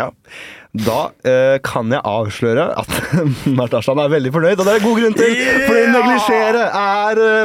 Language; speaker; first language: Norwegian; native; Norwegian